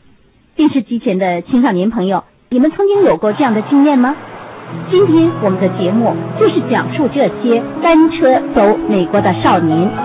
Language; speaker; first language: Chinese; native; Chinese